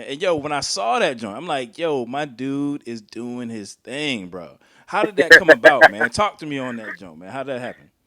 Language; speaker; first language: English; native; English